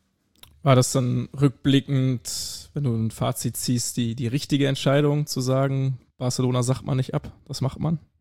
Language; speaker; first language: German; native; German